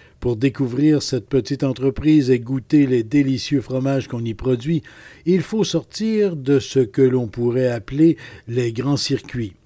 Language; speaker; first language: French; native; French